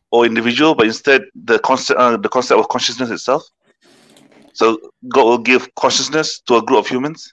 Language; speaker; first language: English; non-native, local second language; Malay